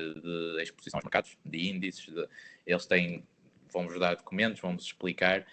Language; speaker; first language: Portuguese; native; Portuguese